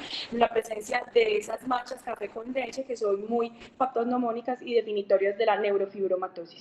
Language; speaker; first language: Spanish; native; Spanish